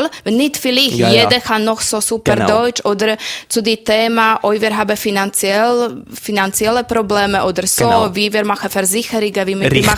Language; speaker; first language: German; non-native, learner; Slovak